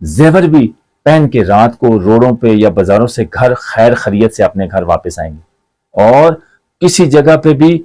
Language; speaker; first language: Urdu; non-native, local second language; Punjabi